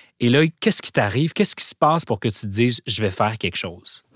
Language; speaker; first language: French; native; French